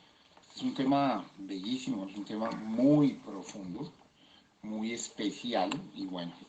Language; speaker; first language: Spanish; native; Spanish